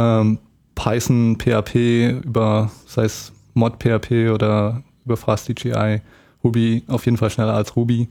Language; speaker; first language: German; native; German